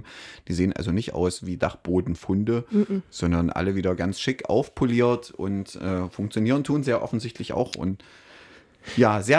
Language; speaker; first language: German; native; German